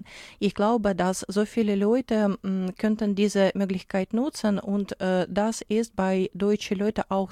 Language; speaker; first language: German; non-native, learner; Ukrainian